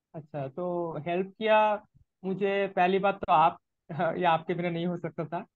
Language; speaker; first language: Hindi; non-native, local second language; Bangla